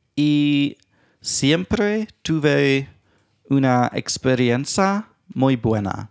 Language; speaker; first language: Spanish; non-native, learner; English